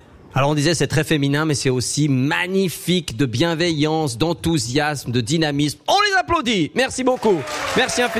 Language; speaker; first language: French; native; French